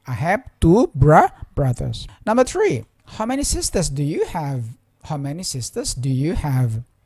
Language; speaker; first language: English; non-native, fluent; Indonesian